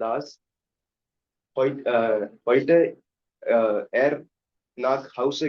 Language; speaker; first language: German; non-native, learner; Hindi